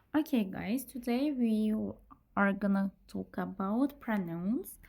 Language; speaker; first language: English; non-native, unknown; Azerbaijani